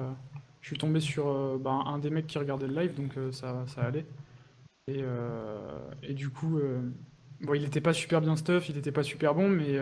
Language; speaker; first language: French; native; French